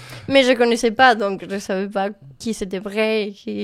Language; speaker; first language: French; non-native, learner; Spanish